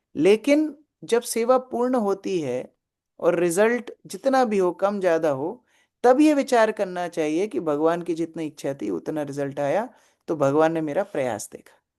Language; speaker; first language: Hindi; native; Hindi